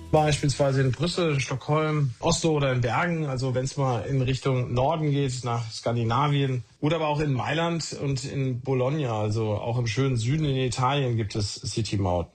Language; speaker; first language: German; native; German